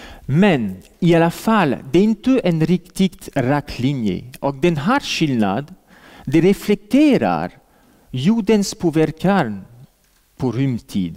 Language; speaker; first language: Swedish; non-native, fluent; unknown